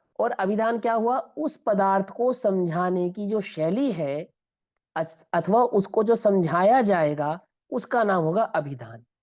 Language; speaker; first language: Hindi; non-native, local second language; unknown